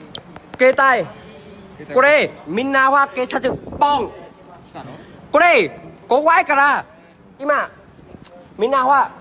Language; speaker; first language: Japanese; non-native, learner; Vietnamese